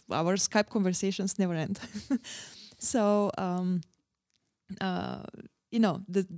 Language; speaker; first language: English; non-native, fluent; Bulgarian